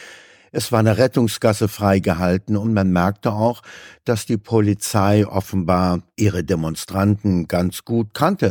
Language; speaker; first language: German; native; German